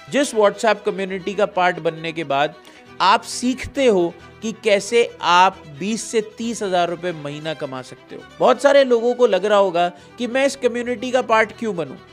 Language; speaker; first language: Hindi; native; Hindi